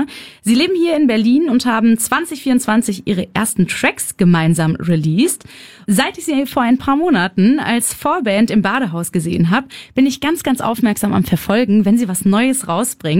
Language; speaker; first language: German; native; German